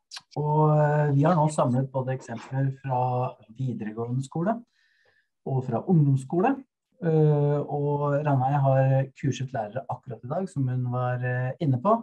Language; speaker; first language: Norwegian; native; Norwegian